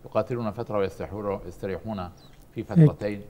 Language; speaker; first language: Arabic; native; Arabic